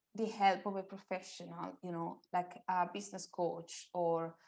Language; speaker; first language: English; non-native, fluent; Italian